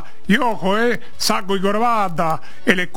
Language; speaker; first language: Spanish; native; Spanish